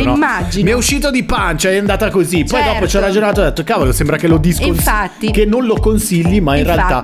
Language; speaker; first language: Italian; native; Italian